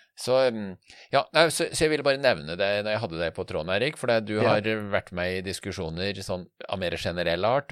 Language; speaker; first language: Norwegian; native; Norwegian